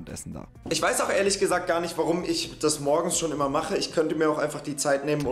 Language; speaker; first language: German; native; German